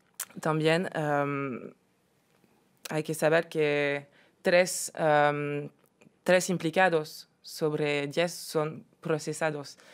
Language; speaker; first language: Spanish; non-native, fluent; French